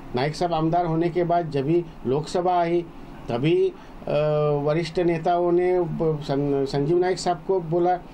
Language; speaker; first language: Hindi; non-native, local second language; Marathi